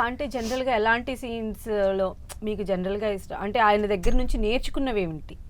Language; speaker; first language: Telugu; native; Telugu